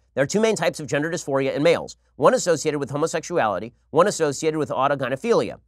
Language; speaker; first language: English; native; English